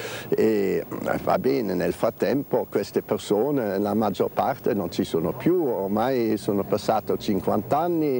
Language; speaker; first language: Italian; non-native, fluent; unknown